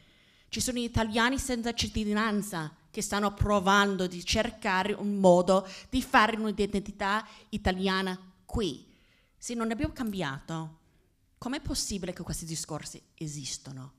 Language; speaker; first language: Italian; non-native, fluent; English